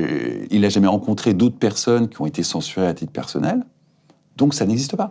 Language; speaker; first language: French; native; French